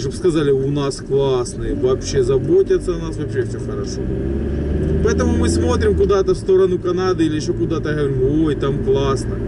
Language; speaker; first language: Russian; native; Russian